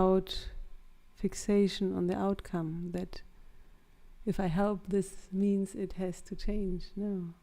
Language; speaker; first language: English; non-native, fluent; German